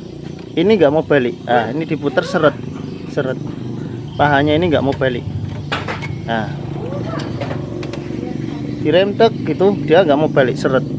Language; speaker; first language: Indonesian; native; Indonesian